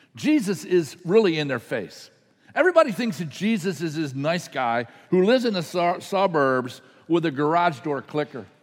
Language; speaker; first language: English; native; English